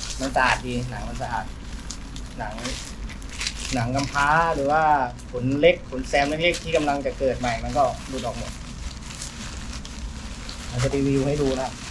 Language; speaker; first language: Thai; native; Thai